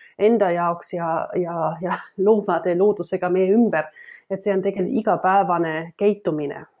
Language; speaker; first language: Estonian; non-native, fluent; German